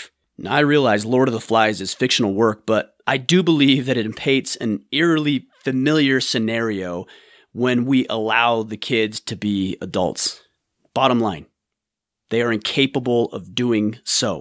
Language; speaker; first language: English; native; English